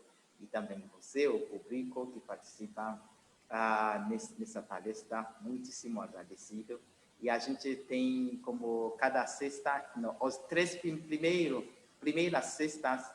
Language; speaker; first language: Portuguese; non-native, learner; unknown